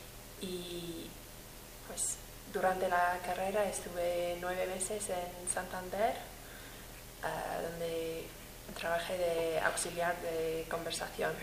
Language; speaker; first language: Spanish; non-native, fluent; English